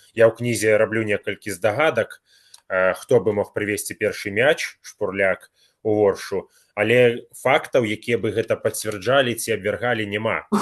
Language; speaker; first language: Belarusian; native; Belarusian